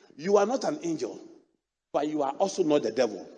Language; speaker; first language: English; non-native, local second language; Akan